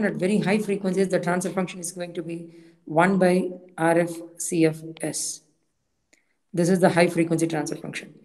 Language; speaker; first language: English; non-native, local second language; Tamil